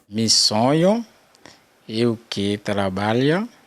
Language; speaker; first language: Portuguese; non-native, learner; Haitian Creole